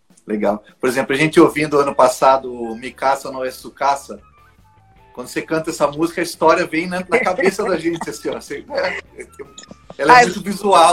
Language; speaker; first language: Portuguese; native; Portuguese